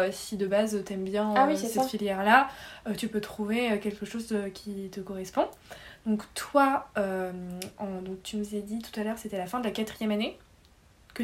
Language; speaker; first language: French; native; French